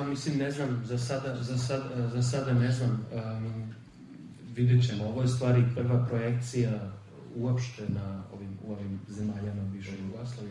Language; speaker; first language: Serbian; early bilingual, heritage; Serbian